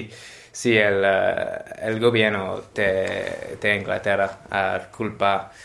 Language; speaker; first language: Spanish; non-native, learner; English